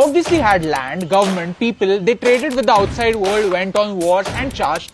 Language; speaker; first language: English; non-native, local second language; Hindi